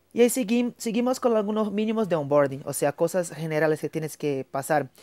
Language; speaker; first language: Spanish; non-native, fluent; Portuguese